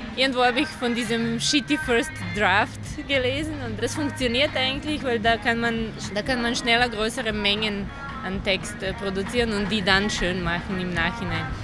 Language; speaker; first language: German; non-native, fluent; Serbian